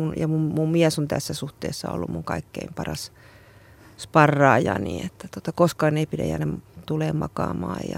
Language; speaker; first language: Finnish; native; Finnish